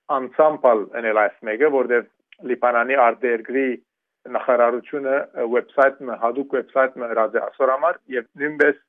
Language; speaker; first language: Armenian; early bilingual, heritage; Armenian